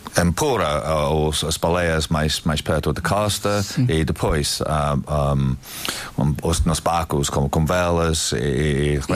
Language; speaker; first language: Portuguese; non-native, learner; English